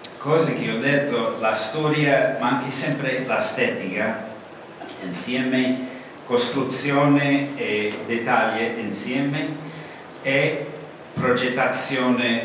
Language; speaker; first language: Italian; non-native, learner; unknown